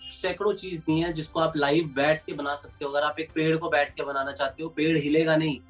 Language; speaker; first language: Hindi; native; Hindi